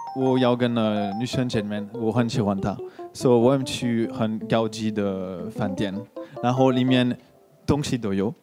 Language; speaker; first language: Chinese; non-native, learner; French